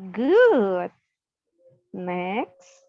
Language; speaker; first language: English; non-native, fluent; Indonesian